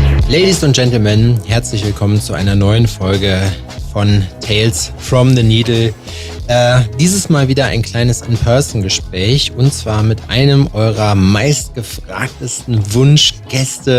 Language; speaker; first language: German; native; German